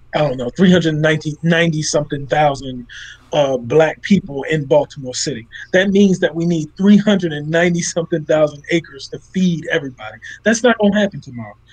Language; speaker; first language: English; native; English